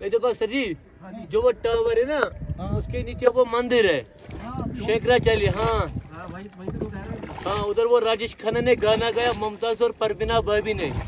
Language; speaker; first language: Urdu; non-native, local second language; Kashmiri